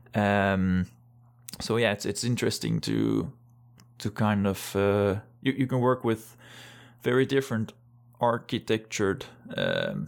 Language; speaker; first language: English; non-native, fluent; Dutch